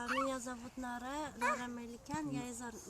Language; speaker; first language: Russian; non-native, fluent; Armenian